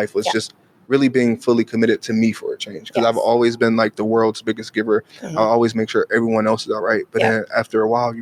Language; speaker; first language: English; native; English